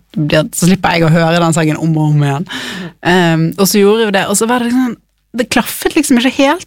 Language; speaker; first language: Norwegian; native; Norwegian